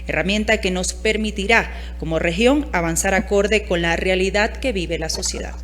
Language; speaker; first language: Spanish; native; Spanish